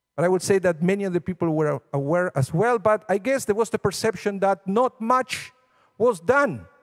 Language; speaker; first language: English; non-native, fluent; Spanish